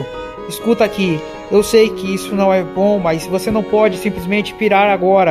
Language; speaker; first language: Portuguese; native; Portuguese